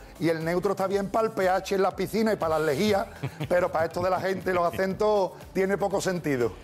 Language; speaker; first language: Spanish; native; Spanish